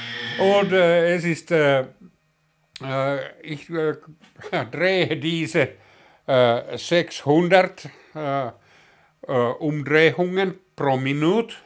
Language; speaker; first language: German; non-native, learner; Finnish